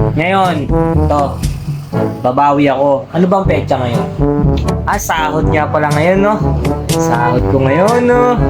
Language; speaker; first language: Filipino; native; Filipino